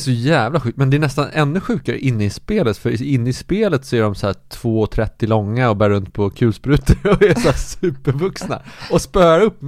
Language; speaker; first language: Swedish; native; Swedish